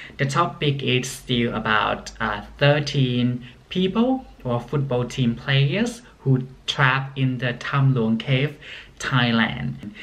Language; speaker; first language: English; non-native, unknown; Thai